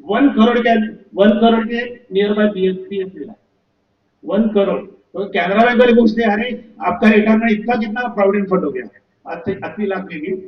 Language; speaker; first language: Hindi; non-native, local second language; Marathi